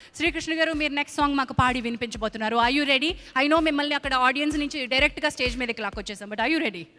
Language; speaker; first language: Telugu; native; Telugu